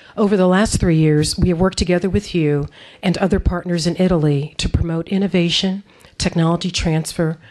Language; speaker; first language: English; native; English